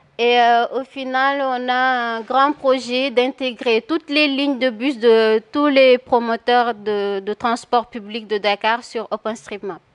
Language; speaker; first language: French; non-native, local second language; Wolof